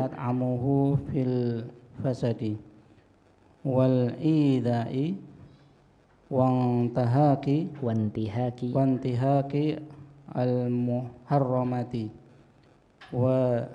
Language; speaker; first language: Arabic; non-native, learner; Indonesian